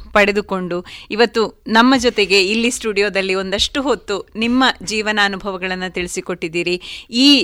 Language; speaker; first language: Kannada; native; Kannada